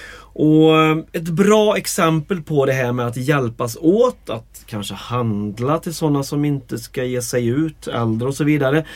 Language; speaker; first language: Swedish; native; Swedish